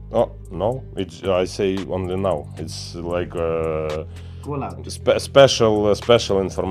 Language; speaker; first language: English; non-native, learner; Ukrainian